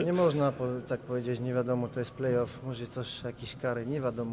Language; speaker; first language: Polish; non-native, fluent; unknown